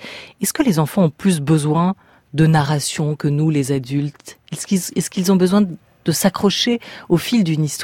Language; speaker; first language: French; native; French